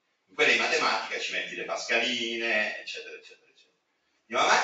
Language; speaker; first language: Italian; native; Italian